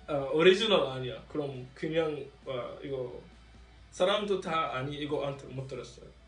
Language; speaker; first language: Korean; non-native, learner; Arabic